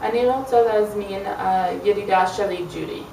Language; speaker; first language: Hebrew; non-native, learner; English